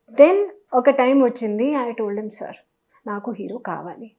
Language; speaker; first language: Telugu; non-native, learner; Hindi